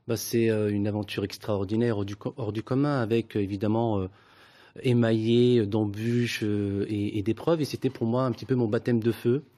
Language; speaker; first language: French; native; French